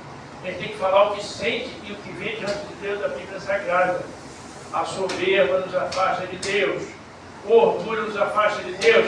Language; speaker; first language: Portuguese; native; Portuguese